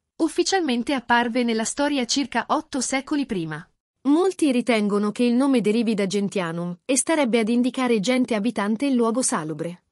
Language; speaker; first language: Italian; native; Italian